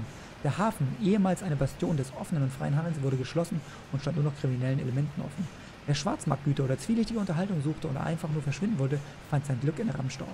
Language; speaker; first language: German; native; German